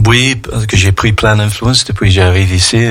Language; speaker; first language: French; non-native, fluent; English